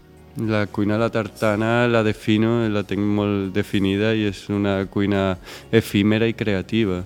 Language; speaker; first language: Catalan; non-native, local second language; Spanish